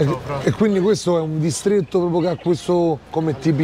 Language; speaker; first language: Italian; native; Italian